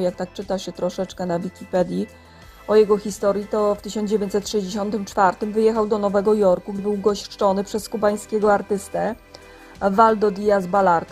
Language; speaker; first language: Polish; native; Polish